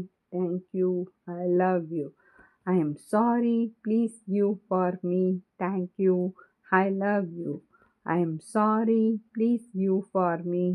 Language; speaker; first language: English; non-native, learner; Tamil